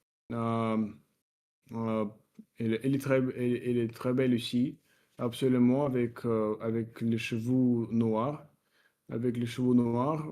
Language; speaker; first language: French; non-native, fluent; Russian